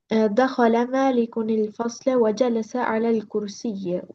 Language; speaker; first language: Arabic; non-native, learner; Albanian